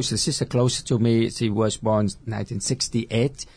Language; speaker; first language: English; non-native, fluent; Vietnamese